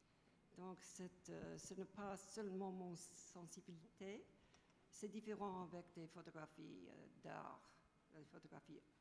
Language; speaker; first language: French; non-native, fluent; English